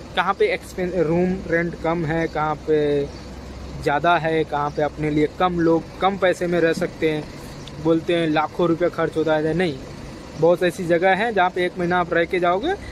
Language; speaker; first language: Hindi; non-native, local second language; Gujarati